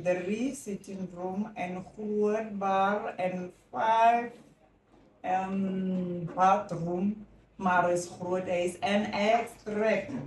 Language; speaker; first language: Afrikaans; non-native, local second language; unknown